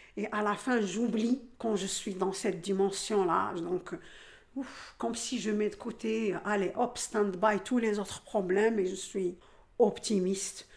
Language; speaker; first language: French; non-native, local second language; Arabic